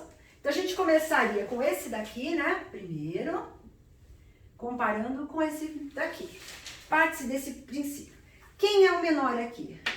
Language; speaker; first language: Portuguese; native; Portuguese